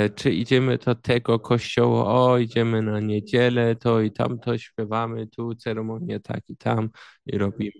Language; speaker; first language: Polish; early bilingual, heritage; Polish